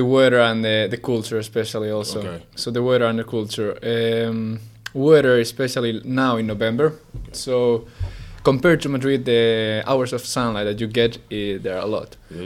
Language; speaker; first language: English; non-native, fluent; Spanish